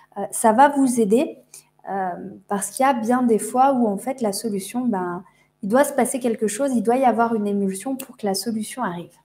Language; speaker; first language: French; native; French